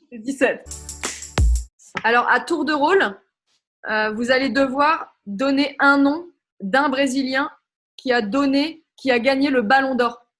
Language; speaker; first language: French; native; French